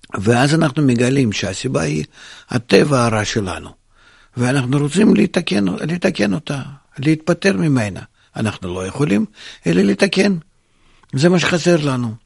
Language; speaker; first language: Hebrew; non-native, fluent; Russian